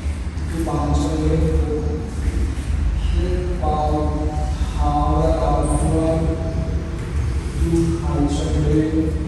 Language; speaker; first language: Vietnamese; non-native, learner; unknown